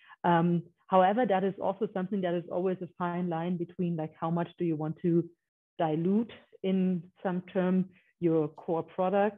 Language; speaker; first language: English; non-native, fluent; German